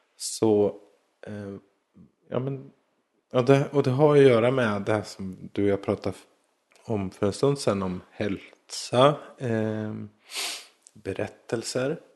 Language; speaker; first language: Swedish; native; Swedish